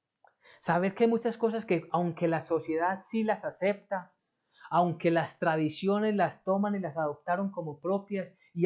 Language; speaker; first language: Spanish; native; Spanish